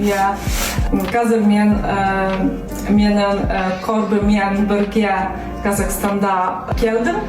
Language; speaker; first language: Kazakh; non-native, learner; Polish